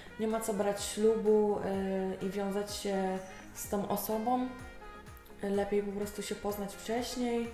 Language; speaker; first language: Polish; native; Polish